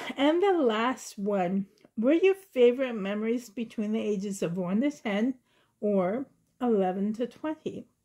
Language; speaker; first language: English; native; English